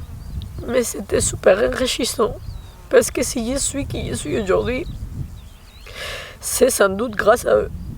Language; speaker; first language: French; non-native, fluent; Spanish